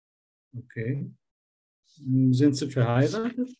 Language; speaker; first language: German; non-native, learner; Turkish